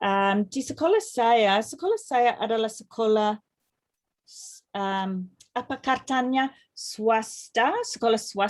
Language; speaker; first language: Indonesian; non-native, fluent; English